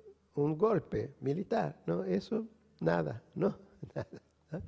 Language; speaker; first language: Spanish; non-native, fluent; Portuguese